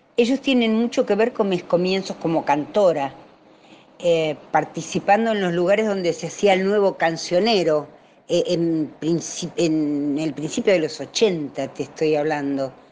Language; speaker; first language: Spanish; native; Spanish